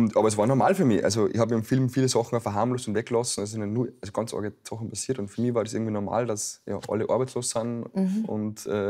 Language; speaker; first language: German; native; German